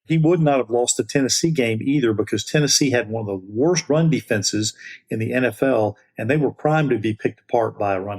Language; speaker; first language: English; native; English